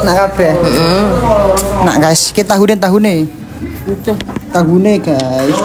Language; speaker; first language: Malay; non-native, local second language; Javanese